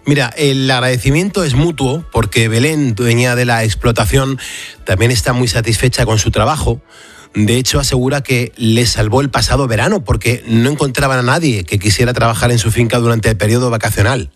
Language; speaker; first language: Spanish; native; Spanish